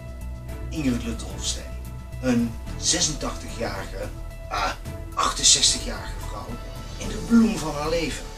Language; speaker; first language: Dutch; native; Dutch